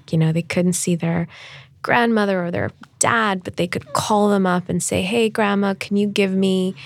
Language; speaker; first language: English; non-native, local second language; Urdu